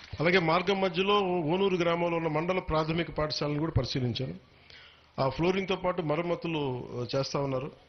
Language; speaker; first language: Telugu; native; Telugu